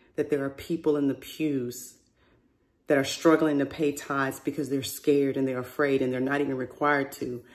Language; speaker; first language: English; native; English